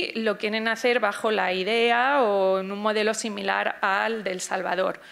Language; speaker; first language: Spanish; native; Spanish